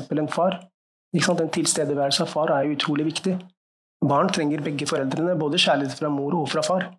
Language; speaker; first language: Norwegian; early bilingual, other home language; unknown